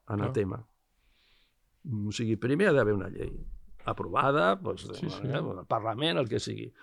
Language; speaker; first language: Catalan; non-native, local second language; Spanish